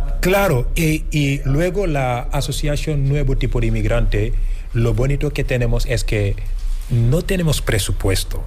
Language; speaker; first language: Spanish; non-native, fluent; Wolof